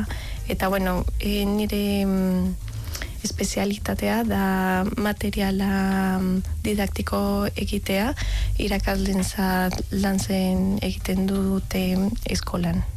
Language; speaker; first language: Basque; non-native, learner; Spanish